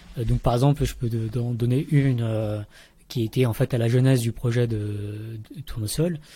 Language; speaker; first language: French; early bilingual, other home language; Vietnamese